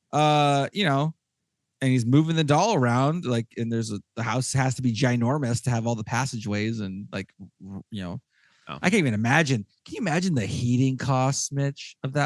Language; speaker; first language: English; native; English